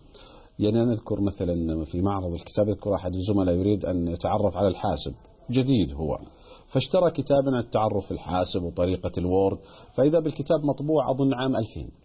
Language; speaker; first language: Arabic; native; Arabic